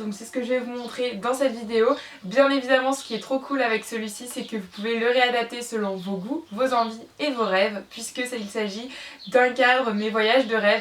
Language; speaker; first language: French; native; French